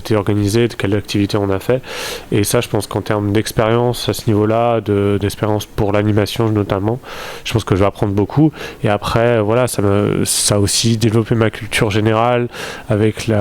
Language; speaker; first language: French; native; French